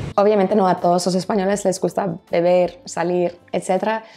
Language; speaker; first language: Spanish; non-native, fluent; English